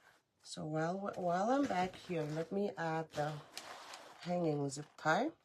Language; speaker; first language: English; native; English